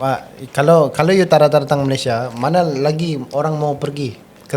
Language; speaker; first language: Malay; native; Malay